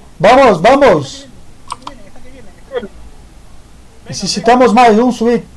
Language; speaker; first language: Spanish; non-native, learner; Portuguese